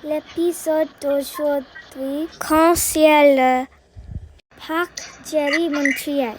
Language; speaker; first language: French; non-native, learner; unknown